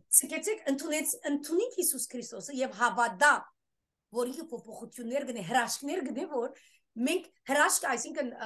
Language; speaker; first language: Armenian; early bilingual, heritage; Armenian